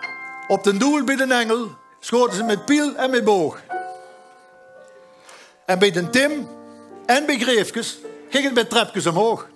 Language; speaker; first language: Dutch; native; Dutch